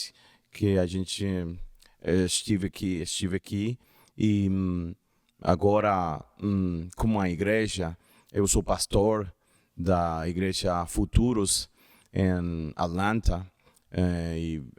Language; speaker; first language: Portuguese; non-native, learner; Spanish